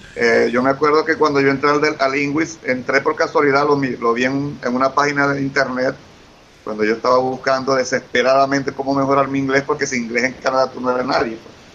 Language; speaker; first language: Spanish; native; Spanish